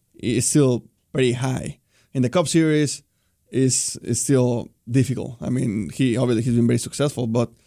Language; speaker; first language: English; non-native, fluent; Spanish